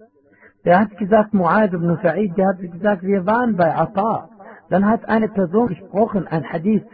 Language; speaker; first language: German; non-native, fluent; Arabic